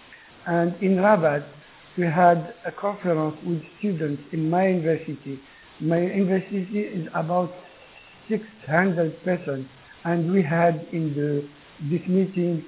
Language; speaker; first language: English; non-native, learner; Arabic